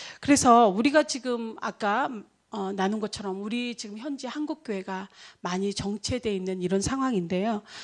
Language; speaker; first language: Korean; native; Korean